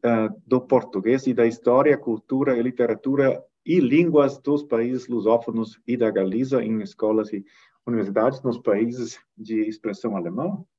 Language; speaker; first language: Portuguese; non-native, fluent; German